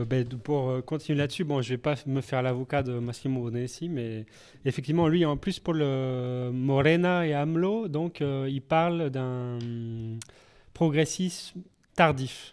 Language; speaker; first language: French; native; French